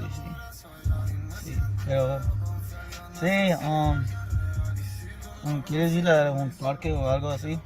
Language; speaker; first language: Spanish; early bilingual, heritage; English